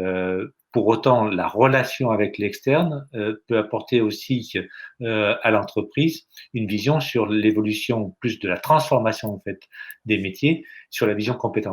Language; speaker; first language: French; native; French